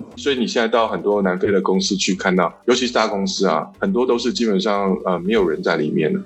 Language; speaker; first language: Chinese; early bilingual, heritage; Chinese